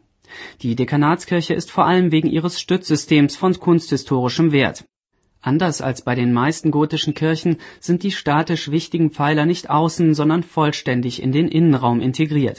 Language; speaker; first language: German; native; German